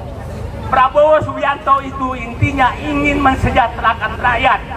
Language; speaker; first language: Indonesian; native; Indonesian